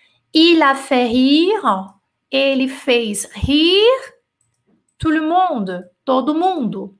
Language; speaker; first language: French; non-native, fluent; Portuguese